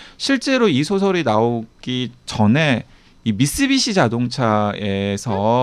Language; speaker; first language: Korean; native; Korean